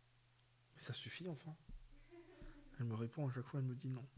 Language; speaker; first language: French; native; French